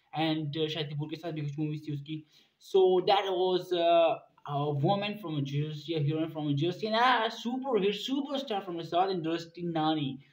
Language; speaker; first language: Hindi; native; Hindi